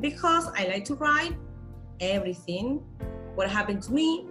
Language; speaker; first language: English; non-native, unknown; Spanish